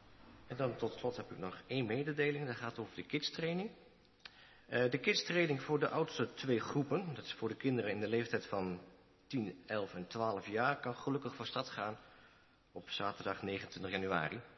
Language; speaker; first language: Dutch; native; Dutch